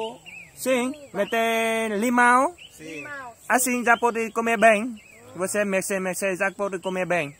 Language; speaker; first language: Portuguese; non-native, learner; Vietnamese